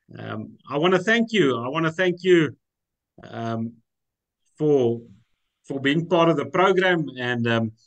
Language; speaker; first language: English; non-native, local second language; Afrikaans